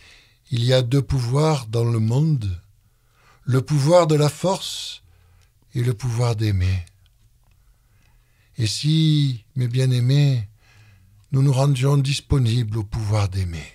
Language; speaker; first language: French; native; French